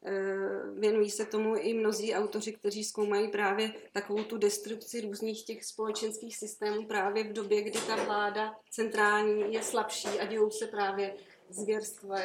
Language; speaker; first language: Czech; native; Czech